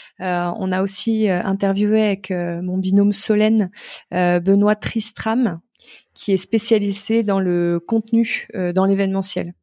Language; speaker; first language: French; native; French